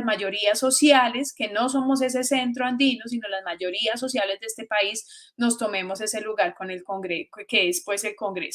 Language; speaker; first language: Spanish; native; Spanish